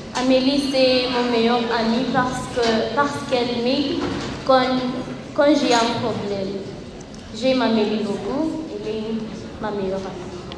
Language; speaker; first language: French; non-native, learner; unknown